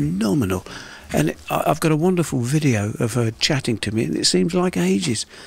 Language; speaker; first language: English; native; English